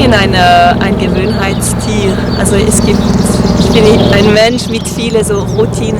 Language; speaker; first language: German; non-native, fluent; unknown